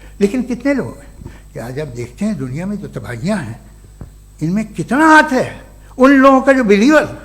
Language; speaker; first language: Urdu; native; Urdu